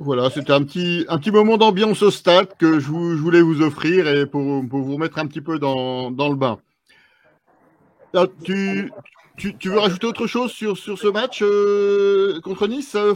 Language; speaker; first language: French; native; French